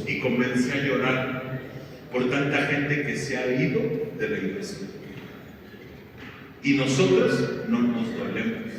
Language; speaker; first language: Spanish; native; Spanish